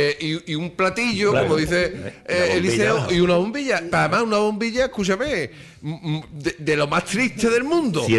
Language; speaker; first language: Spanish; native; Spanish